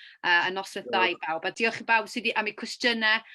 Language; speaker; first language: Welsh; native; Welsh